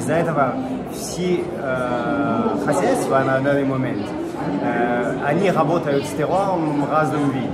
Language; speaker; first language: Russian; non-native, fluent; French